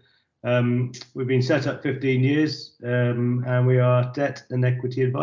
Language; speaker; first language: English; native; English